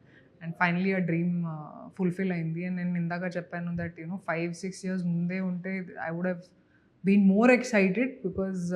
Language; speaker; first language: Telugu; non-native, fluent; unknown